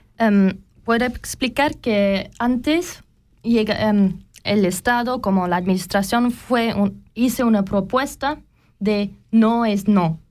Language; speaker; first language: Spanish; non-native, learner; German